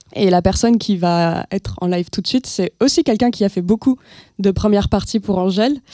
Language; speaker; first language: French; native; French